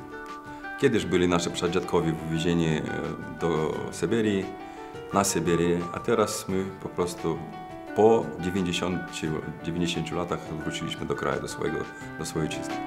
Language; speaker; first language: Polish; non-native, fluent; Russian